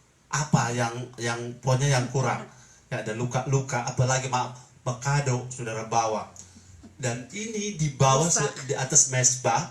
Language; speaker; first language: Indonesian; native; Indonesian